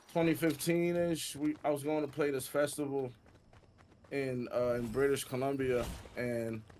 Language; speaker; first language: English; native; English